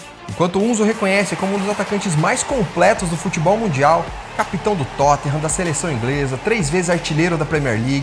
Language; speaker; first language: Portuguese; native; Portuguese